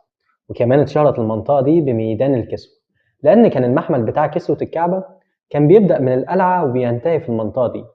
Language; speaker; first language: Arabic; native; Arabic